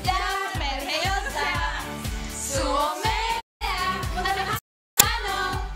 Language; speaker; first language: Finnish; non-native, learner; Spanish